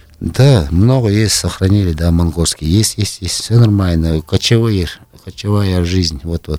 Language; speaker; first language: Russian; non-native, local second language; Tuvinian